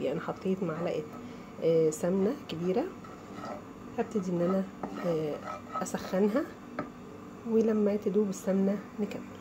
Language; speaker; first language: Arabic; native; Arabic